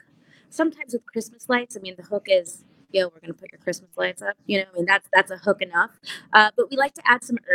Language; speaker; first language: English; native; English